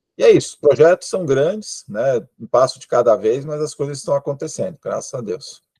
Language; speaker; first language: Portuguese; native; Portuguese